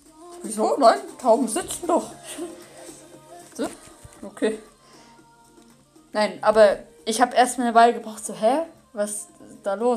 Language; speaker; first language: German; native; German